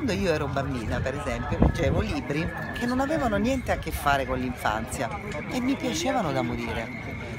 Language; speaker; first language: Italian; native; Italian